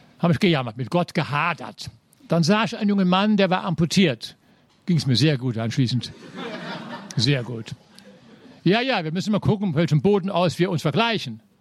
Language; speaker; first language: German; native; German